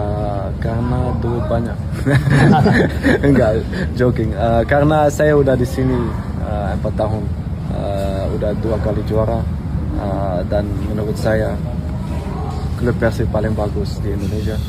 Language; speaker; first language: Indonesian; non-native, fluent; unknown